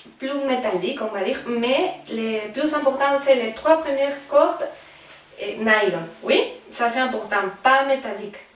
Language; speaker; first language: French; non-native, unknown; Spanish